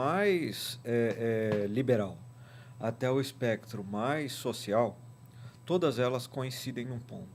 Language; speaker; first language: Portuguese; native; Portuguese